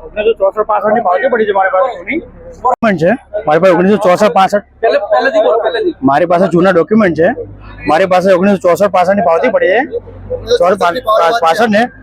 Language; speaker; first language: Gujarati; non-native, local second language; Sindhi